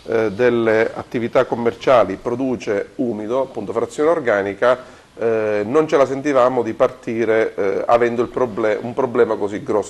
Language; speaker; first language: Italian; native; Italian